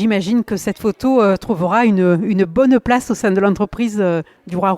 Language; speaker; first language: French; native; French